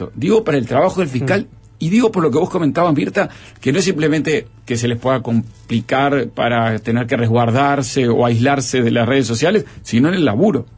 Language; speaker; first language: Spanish; native; Spanish